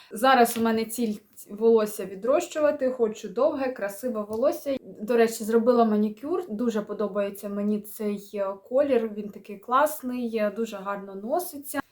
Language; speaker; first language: Ukrainian; native; Ukrainian